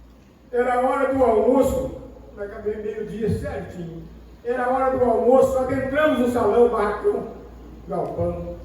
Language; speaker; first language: Portuguese; native; Portuguese